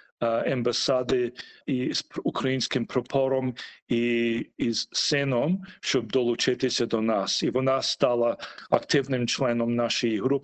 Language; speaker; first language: Ukrainian; early bilingual, heritage; Ukrainian